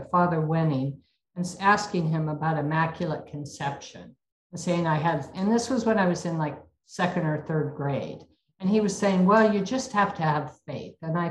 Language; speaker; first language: English; native; English